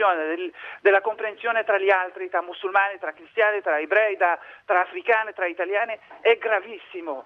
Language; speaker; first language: Italian; non-native, fluent; Arabic